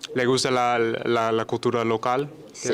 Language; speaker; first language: Spanish; non-native, learner; English